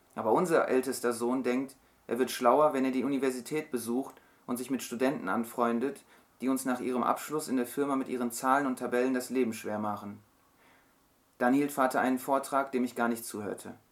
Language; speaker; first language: German; early bilingual, other home language; Turkish